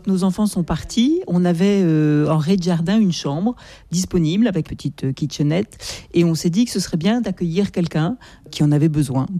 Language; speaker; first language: French; native; French